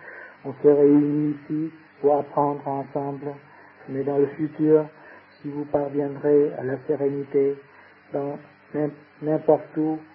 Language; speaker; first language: French; non-native, fluent; Vietnamese